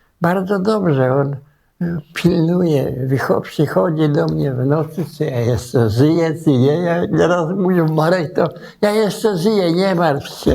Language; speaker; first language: Polish; native; Polish